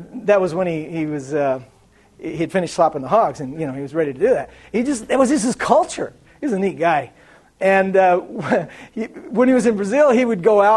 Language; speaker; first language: English; native; English